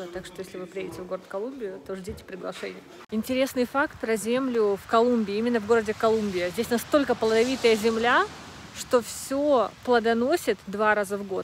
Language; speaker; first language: Russian; native; Russian